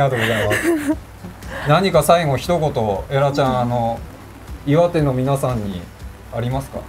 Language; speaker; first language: Japanese; native; Japanese